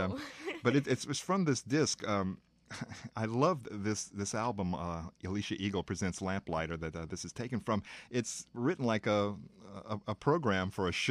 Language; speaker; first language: English; native; English